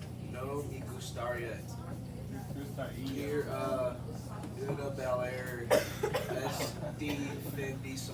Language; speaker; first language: Spanish; non-native, learner; English